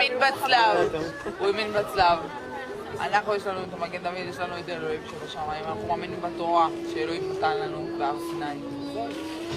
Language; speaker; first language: Hebrew; native; Hebrew